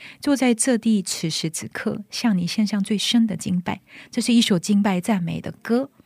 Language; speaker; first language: Chinese; non-native, fluent; Korean